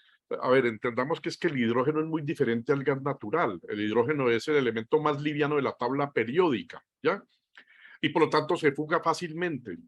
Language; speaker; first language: Spanish; native; Spanish